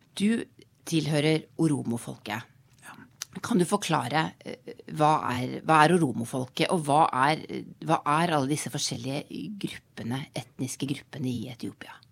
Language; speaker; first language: Norwegian; native; Norwegian